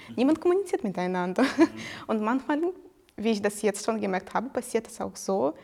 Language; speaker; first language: German; non-native, fluent; Ukrainian